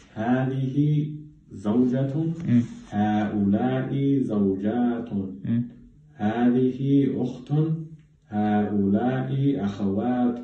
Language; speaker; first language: Arabic; non-native, learner; English